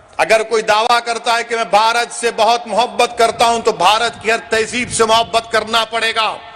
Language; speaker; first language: Urdu; native; Urdu